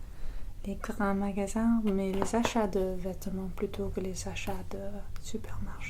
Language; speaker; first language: French; non-native, fluent; English